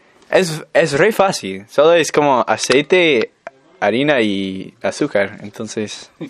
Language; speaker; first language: Spanish; non-native, learner; English